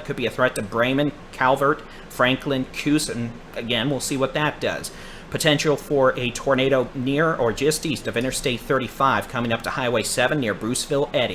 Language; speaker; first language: English; native; English